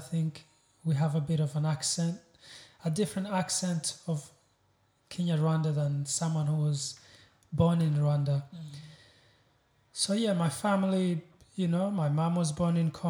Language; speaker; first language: English; non-native, local second language; Kinyarwanda